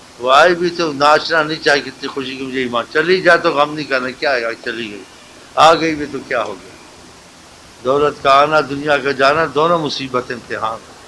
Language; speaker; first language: Urdu; non-native, local second language; Saraiki